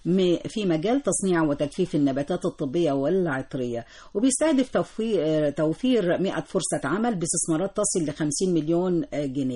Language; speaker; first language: Arabic; native; Arabic